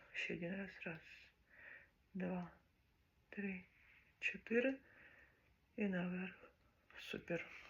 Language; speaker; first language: Ukrainian; native; Ukrainian